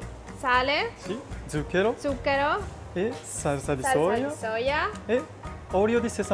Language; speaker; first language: Italian; non-native, learner; Japanese